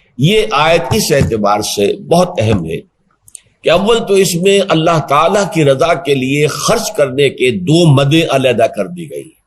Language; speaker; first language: Urdu; native; Urdu